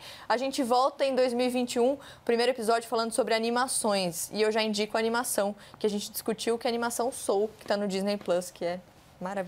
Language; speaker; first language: Portuguese; native; Portuguese